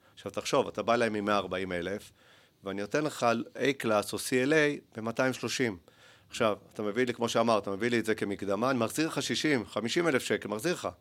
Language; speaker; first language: Hebrew; early bilingual, other home language; Spanish